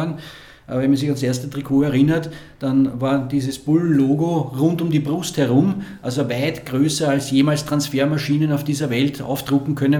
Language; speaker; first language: German; native; German